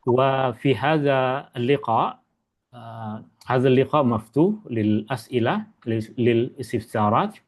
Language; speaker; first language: Arabic; non-native, fluent; Malay